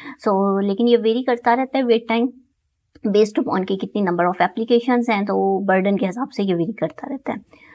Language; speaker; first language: Urdu; native; Urdu